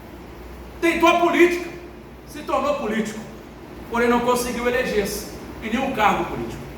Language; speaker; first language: Portuguese; native; Portuguese